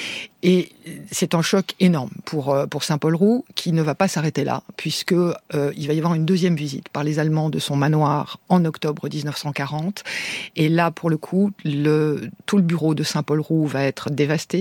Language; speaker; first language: French; native; French